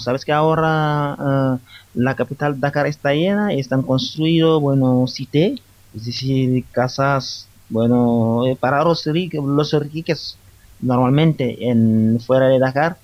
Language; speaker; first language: Spanish; non-native, fluent; Wolof